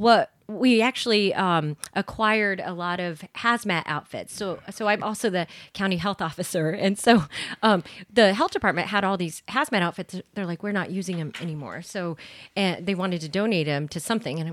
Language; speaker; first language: English; native; English